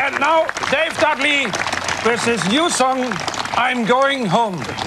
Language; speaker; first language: English; non-native, learner; German